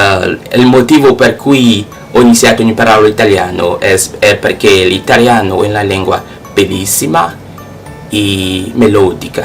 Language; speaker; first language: Italian; non-native, learner; French